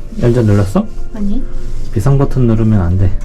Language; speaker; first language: Korean; native; Korean